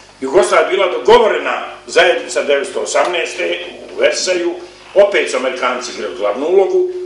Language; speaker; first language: Croatian; native; Croatian